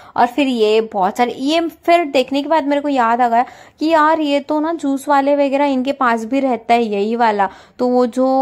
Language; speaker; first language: Hindi; non-native, local second language; Marathi